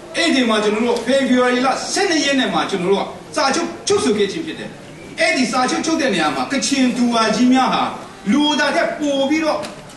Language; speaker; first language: Burmese; non-native, local second language; Kachin